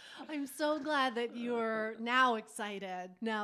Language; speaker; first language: English; native; English